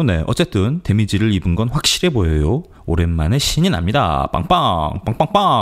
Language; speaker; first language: Korean; native; Korean